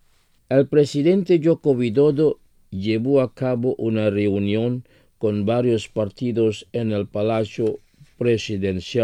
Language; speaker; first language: Spanish; non-native, fluent; Indonesian